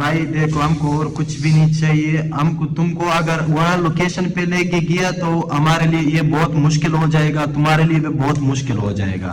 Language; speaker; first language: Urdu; non-native, local second language; Pashto